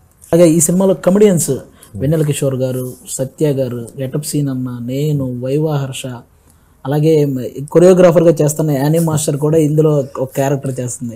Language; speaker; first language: Telugu; native; Telugu